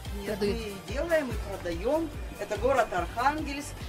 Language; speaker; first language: Russian; native; Russian